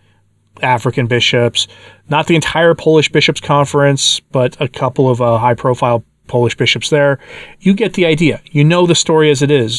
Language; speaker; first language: English; native; English